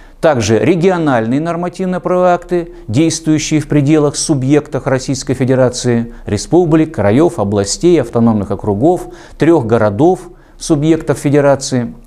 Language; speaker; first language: Russian; native; Russian